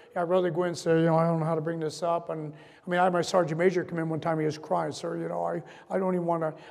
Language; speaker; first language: English; native; English